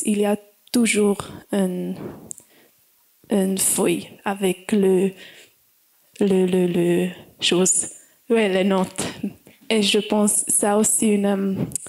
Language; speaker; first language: French; non-native, learner; German